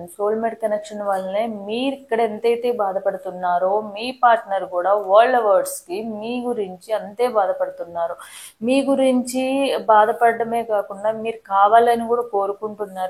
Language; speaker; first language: Telugu; native; Telugu